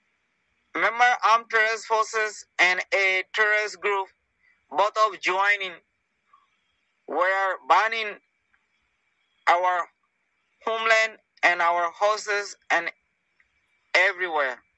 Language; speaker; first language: English; non-native, learner; Rohingya